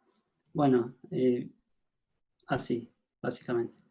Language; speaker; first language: Spanish; non-native, fluent; Turkish